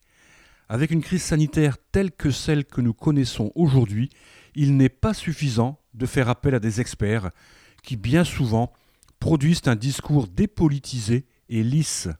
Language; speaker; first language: French; native; French